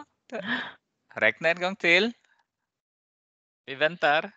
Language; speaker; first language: Swedish; non-native, fluent; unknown